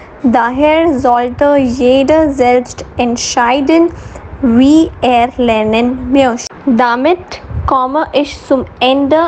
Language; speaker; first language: German; non-native, learner; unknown